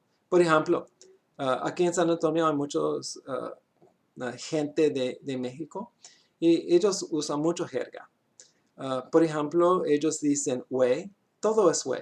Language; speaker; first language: Spanish; non-native, learner; English